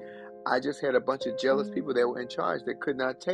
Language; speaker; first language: English; native; English